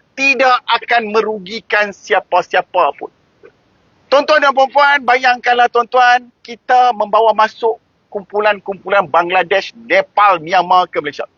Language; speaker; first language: Malay; native; Malay